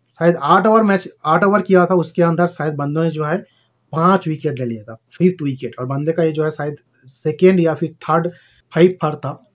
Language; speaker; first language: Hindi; non-native, local second language; Bangla